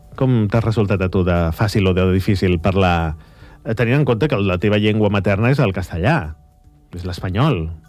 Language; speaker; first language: Catalan; native; Catalan